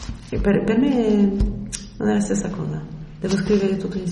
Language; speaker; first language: Italian; early bilingual, heritage; French